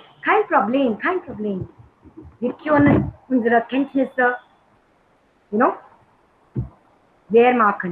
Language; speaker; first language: German; non-native, learner; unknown